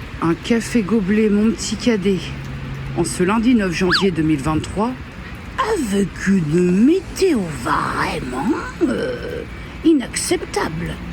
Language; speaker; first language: French; native; French